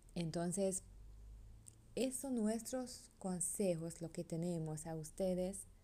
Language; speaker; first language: Spanish; non-native, learner; Hungarian